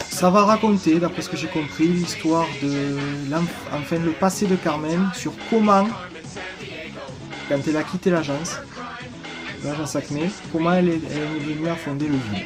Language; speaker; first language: French; native; French